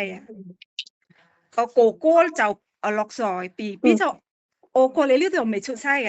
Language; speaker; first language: Cantonese; non-native, fluent; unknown